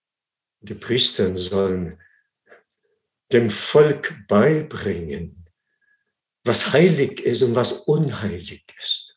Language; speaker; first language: German; non-native, fluent; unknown